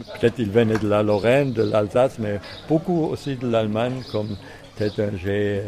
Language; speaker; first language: French; non-native, fluent; German